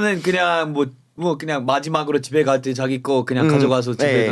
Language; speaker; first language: Korean; non-native, fluent; English